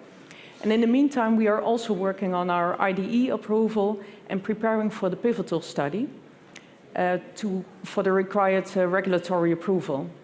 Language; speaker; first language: English; non-native, fluent; Dutch